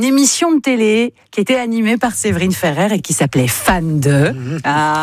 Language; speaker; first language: French; native; French